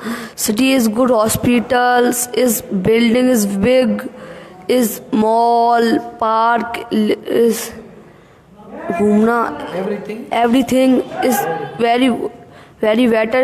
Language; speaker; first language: English; non-native, local second language; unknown